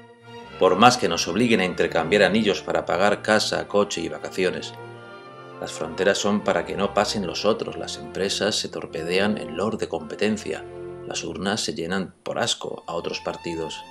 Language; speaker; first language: Spanish; native; Spanish